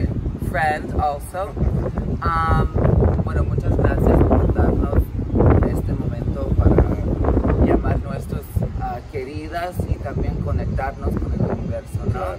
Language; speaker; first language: Spanish; early bilingual, heritage; English